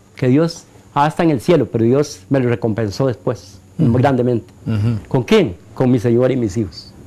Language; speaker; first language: Spanish; native; Spanish